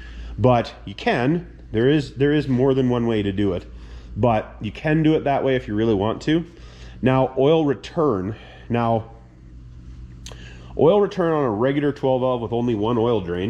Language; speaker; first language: English; native; English